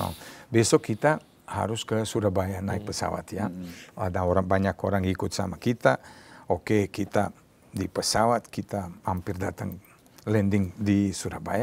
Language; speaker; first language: Indonesian; non-native, fluent; Serbian